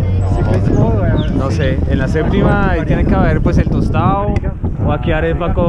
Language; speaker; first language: Spanish; native; Spanish